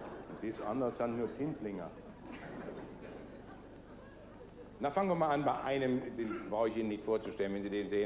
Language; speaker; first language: German; native; German